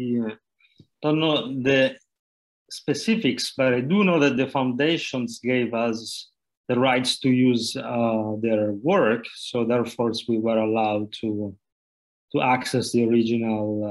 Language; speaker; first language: English; non-native, fluent; Italian